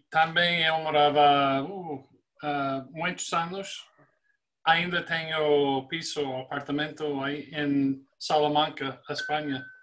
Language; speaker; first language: Portuguese; non-native, fluent; English